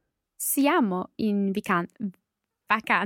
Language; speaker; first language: Italian; non-native, learner; English